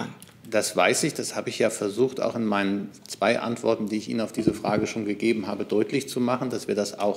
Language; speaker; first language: German; native; German